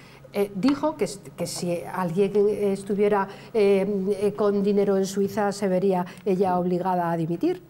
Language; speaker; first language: Spanish; native; Spanish